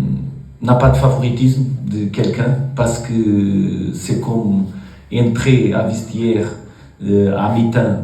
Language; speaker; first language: French; non-native, learner; Portuguese